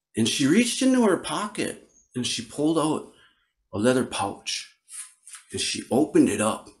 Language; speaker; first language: English; native; English